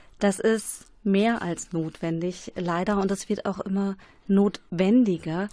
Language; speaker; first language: German; native; German